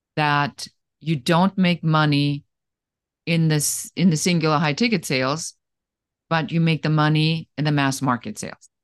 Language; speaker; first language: English; non-native, fluent; German